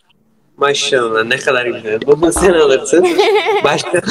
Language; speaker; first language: Turkish; native; Turkish